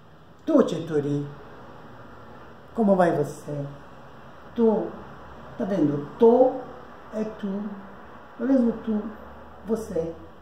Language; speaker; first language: Portuguese; non-native, fluent; Persian